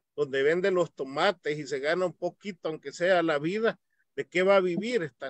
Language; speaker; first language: Spanish; native; Spanish